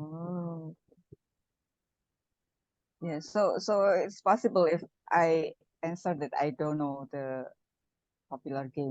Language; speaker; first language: English; non-native, learner; Indonesian